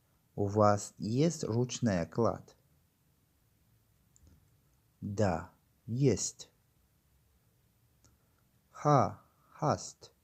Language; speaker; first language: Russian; non-native, local second language; Tajik